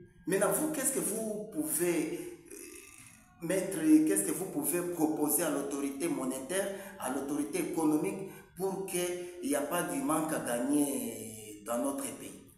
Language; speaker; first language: French; non-native, local second language; Swahili